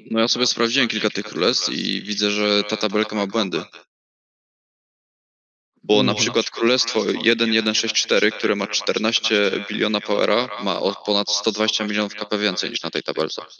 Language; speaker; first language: Polish; native; Polish